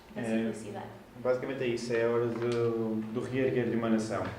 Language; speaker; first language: Portuguese; native; Portuguese